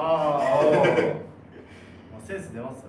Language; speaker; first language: Japanese; native; Japanese